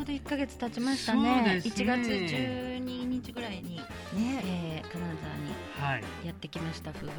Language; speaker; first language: Japanese; native; Japanese